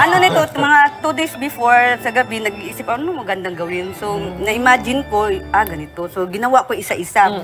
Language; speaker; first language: Filipino; non-native, local second language; Cebuano